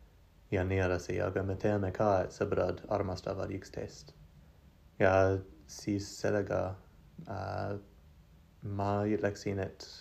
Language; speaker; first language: Estonian; non-native, learner; English